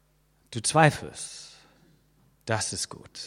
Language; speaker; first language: German; non-native, fluent; English